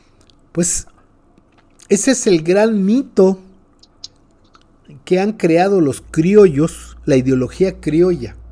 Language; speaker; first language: Spanish; native; Spanish